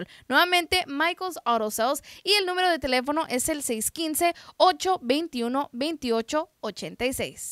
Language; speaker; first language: Spanish; native; Spanish